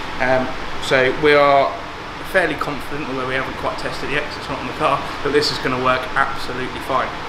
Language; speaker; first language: English; native; English